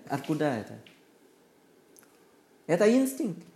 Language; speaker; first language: Russian; non-native, learner; Thai